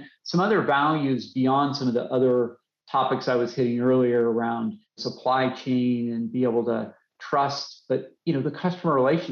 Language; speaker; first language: English; native; English